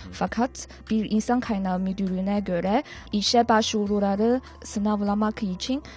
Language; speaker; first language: Turkish; non-native, learner; Chinese